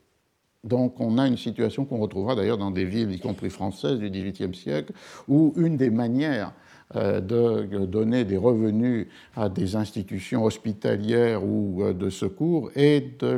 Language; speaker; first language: French; native; French